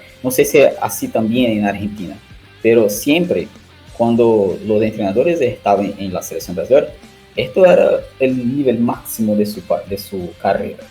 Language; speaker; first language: Spanish; non-native, learner; Portuguese